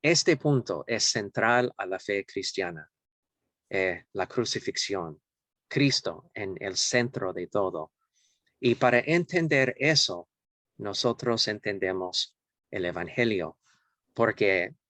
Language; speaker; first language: Spanish; non-native, fluent; English